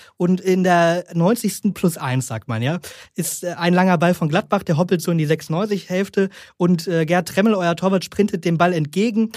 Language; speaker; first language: German; native; German